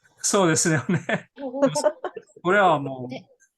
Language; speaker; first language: Japanese; non-native, fluent; Korean